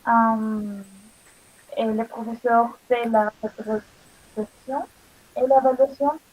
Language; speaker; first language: French; non-native, learner; Spanish